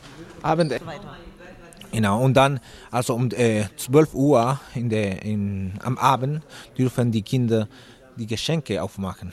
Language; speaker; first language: German; non-native, learner; Spanish